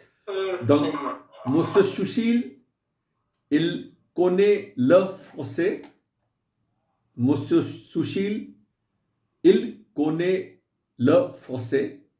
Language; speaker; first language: French; non-native, fluent; Hindi